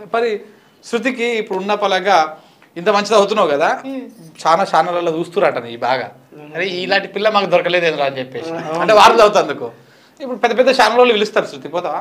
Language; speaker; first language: Telugu; native; Telugu